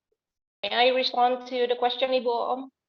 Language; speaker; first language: English; non-native, fluent; Indonesian